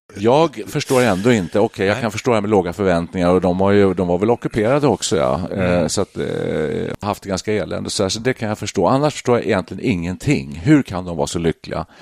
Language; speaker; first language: Swedish; native; Swedish